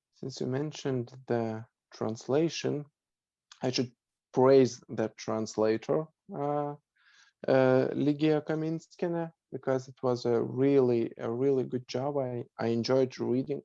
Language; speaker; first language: English; non-native, fluent; Lithuanian